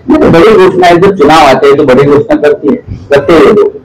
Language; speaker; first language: Hindi; non-native, local second language; Marathi